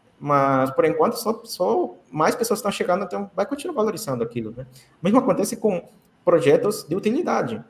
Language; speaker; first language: Portuguese; non-native, fluent; Spanish